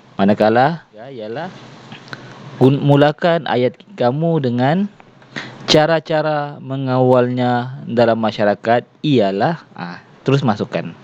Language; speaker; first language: Malay; native; Malay